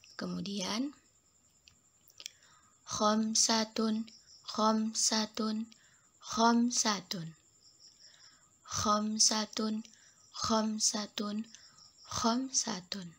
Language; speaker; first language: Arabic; non-native, fluent; Indonesian